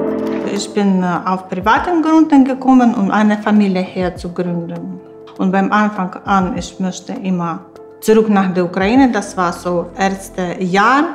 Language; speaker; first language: German; non-native, learner; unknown